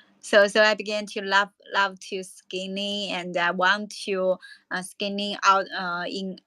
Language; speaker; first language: English; non-native, learner; Chinese